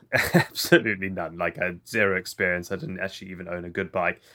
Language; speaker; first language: English; native; English